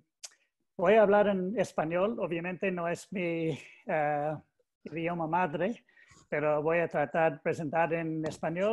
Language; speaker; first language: Spanish; non-native, learner; English